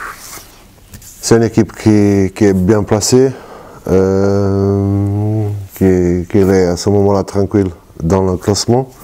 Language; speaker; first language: French; non-native, fluent; Portuguese